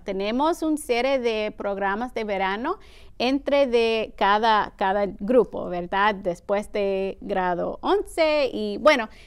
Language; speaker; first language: Spanish; early bilingual, heritage; Spanish